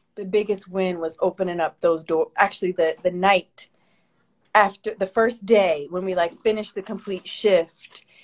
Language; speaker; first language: English; native; English